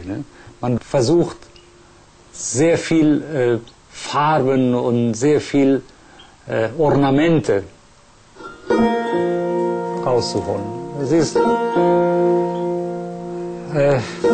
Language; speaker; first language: German; non-native, fluent; Persian